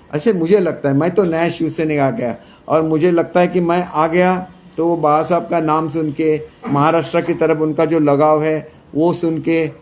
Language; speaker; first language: Hindi; non-native, local second language; Marathi